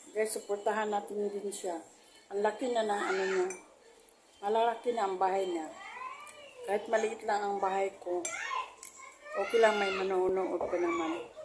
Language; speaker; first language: Filipino; non-native, local second language; Cebuano